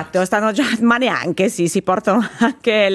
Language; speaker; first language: Italian; native; Italian